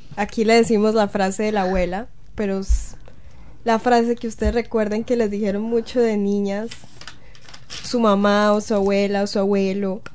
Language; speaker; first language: Spanish; native; Spanish